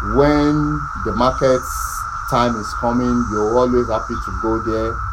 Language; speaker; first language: English; non-native, local second language; Yoruba